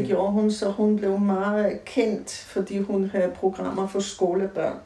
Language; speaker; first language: Danish; native; Danish